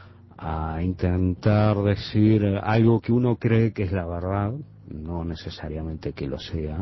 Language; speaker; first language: Spanish; native; Spanish